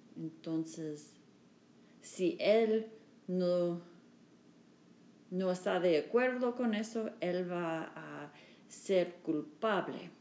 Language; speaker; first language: Spanish; non-native, learner; English